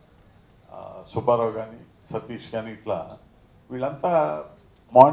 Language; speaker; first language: Telugu; native; Telugu